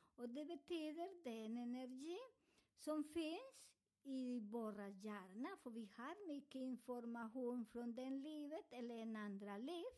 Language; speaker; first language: Swedish; non-native, learner; Spanish